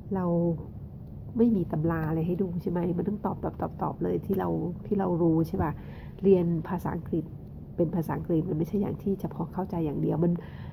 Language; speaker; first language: Thai; native; Thai